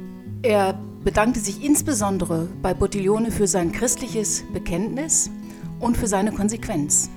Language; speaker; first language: German; native; German